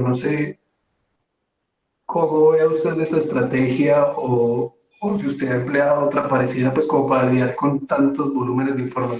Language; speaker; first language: Spanish; native; Spanish